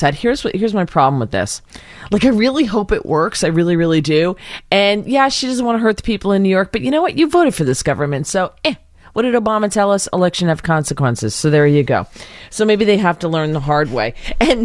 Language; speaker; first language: English; native; English